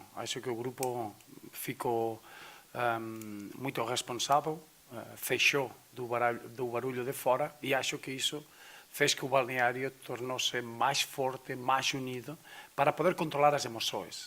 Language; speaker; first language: Portuguese; non-native, fluent; Spanish